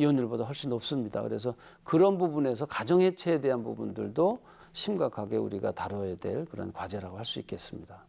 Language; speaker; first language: Korean; native; Korean